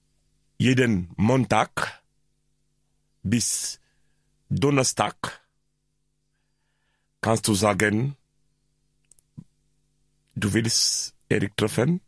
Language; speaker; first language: German; non-native, learner; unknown